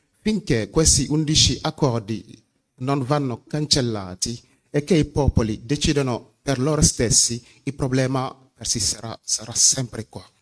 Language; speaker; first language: Italian; non-native, fluent; Wolof